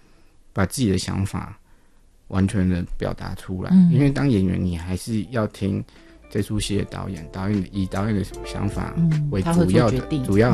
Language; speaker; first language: Chinese; non-native, local second language; Min Nan Chinese